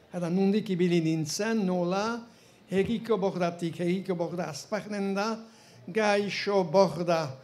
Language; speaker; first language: Basque; native; Basque